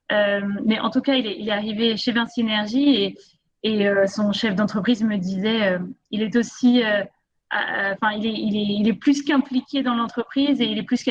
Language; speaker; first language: French; native; French